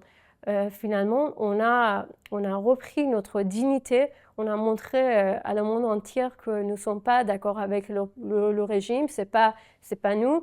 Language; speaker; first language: French; non-native, fluent; Persian